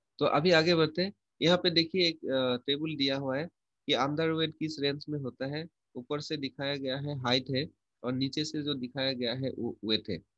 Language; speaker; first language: Hindi; non-native, local second language; Assamese